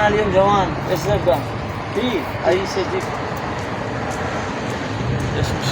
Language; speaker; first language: Arabic; non-native, learner; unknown